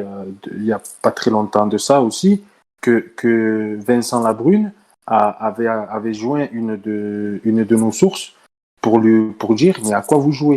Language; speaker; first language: French; native; French